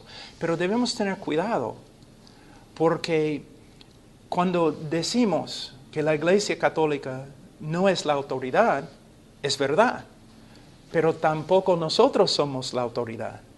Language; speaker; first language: Spanish; non-native, fluent; English